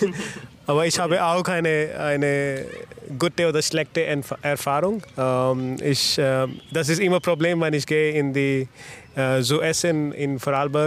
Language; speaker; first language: German; non-native, learner; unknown